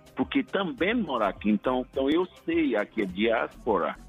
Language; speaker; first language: Portuguese; non-native, fluent; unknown